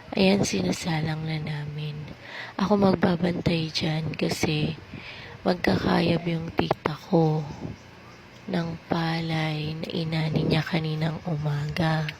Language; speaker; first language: Filipino; non-native, local second language; Waray